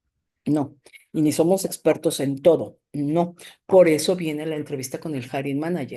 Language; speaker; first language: Spanish; native; Spanish